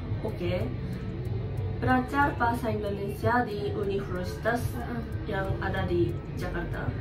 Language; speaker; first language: Indonesian; non-native, fluent; Japanese